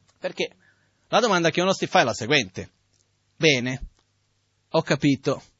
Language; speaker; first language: Italian; non-native, fluent; Portuguese